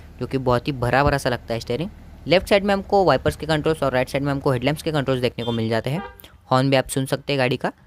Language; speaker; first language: Hindi; non-native, local second language; Marathi